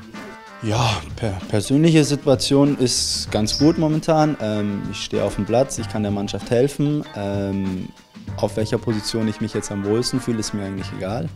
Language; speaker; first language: German; native; German